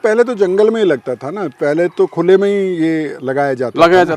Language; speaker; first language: Hindi; native; Hindi